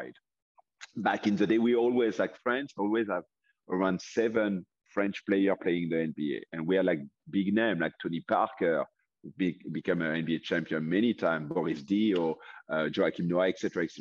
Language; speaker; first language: English; non-native, fluent; French